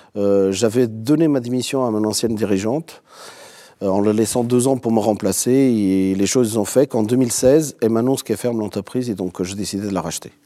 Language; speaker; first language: French; non-native, fluent; Portuguese